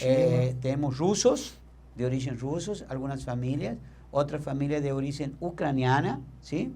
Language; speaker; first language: Portuguese; non-native, learner; Spanish